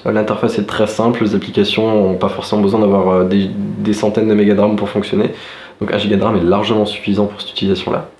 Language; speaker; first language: French; native; French